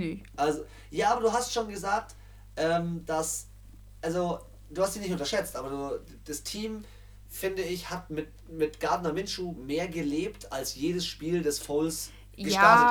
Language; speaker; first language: German; native; German